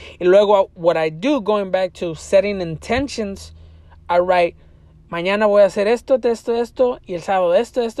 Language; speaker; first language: Spanish; early bilingual, heritage; Spanish